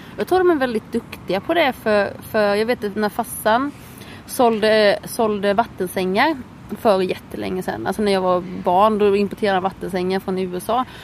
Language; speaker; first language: Swedish; native; Swedish